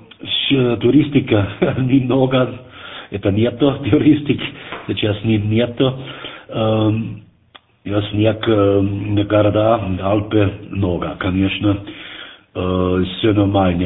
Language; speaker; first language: Russian; non-native, learner; German